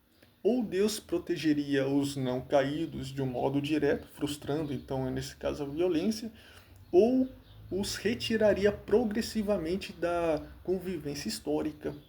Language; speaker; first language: Portuguese; native; Portuguese